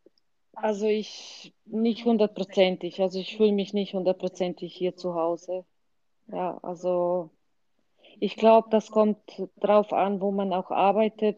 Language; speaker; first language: German; non-native, fluent; Croatian